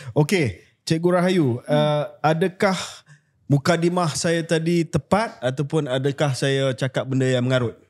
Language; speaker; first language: Malay; native; Malay